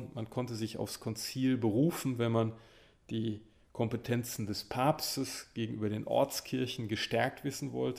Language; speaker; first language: German; native; German